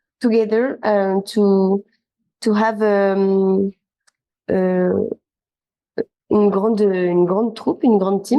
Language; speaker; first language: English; non-native, learner; French